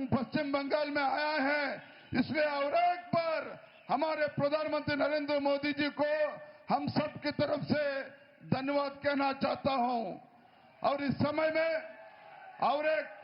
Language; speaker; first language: Hindi; non-native, local second language; Kannada